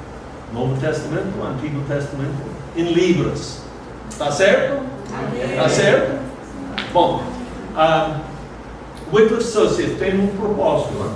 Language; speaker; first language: Portuguese; non-native, fluent; English